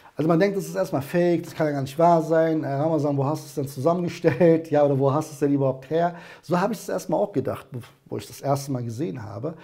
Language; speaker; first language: German; early bilingual, other home language; Turkish